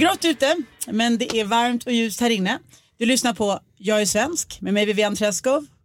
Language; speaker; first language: Swedish; early bilingual, other home language; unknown